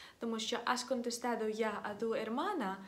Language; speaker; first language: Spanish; non-native, fluent; Ukrainian